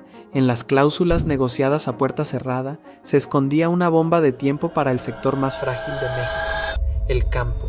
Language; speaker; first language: Spanish; native; Spanish